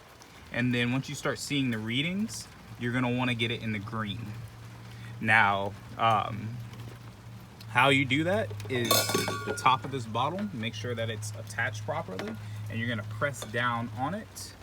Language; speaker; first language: English; native; English